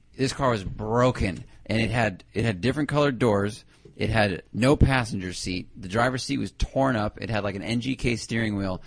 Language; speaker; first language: English; native; English